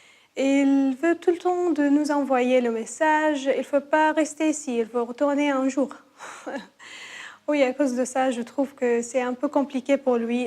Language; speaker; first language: French; non-native, learner; Arabic